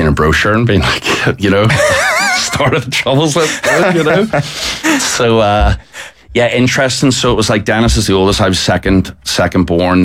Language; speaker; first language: English; native; English